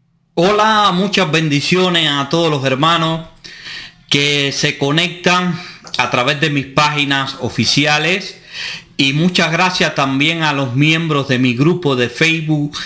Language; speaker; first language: Spanish; native; Spanish